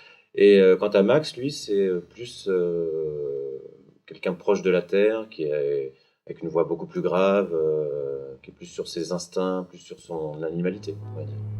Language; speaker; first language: French; native; French